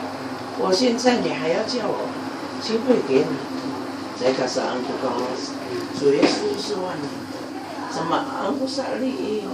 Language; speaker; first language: Chinese; non-native, local second language; Amis